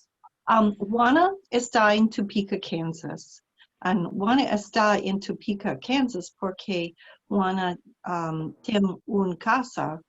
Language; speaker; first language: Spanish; non-native, fluent; English